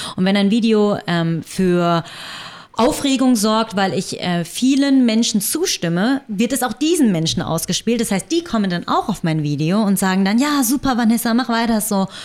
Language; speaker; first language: German; early bilingual, other home language; Vietnamese